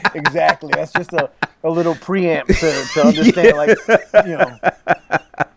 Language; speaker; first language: English; early bilingual, other home language; Spanish